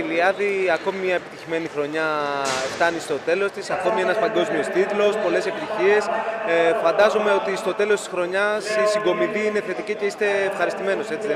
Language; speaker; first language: Greek; native; Greek